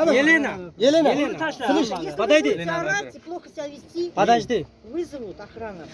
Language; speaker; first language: Russian; non-native, local second language; Uzbek